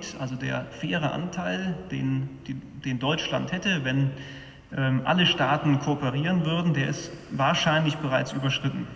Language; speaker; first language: German; native; German